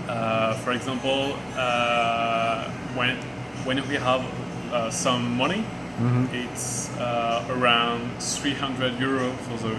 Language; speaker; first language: English; non-native, learner; French